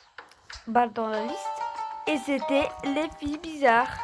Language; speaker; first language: French; native; French